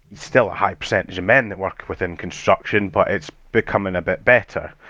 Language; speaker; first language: English; native; English